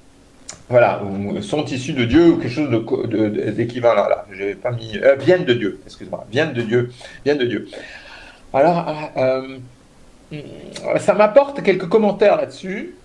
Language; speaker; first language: French; native; French